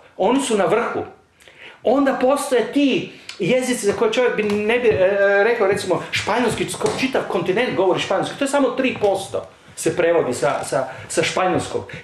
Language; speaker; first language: Croatian; native; Croatian